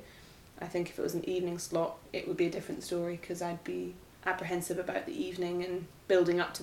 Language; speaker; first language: English; native; English